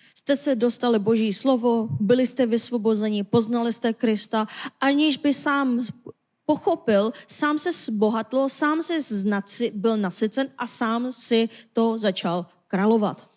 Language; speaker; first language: Czech; non-native, fluent; Korean